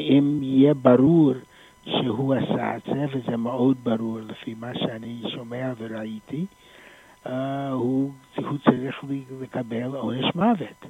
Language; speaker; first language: Hebrew; non-native, fluent; English